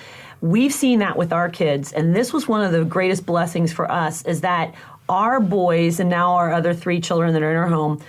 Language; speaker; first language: English; native; English